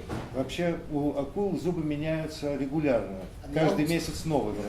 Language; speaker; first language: Russian; native; Russian